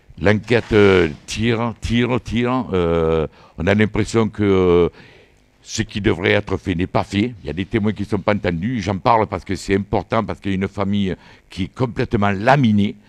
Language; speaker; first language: French; native; French